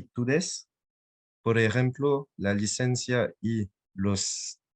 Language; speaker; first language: Spanish; non-native, learner; French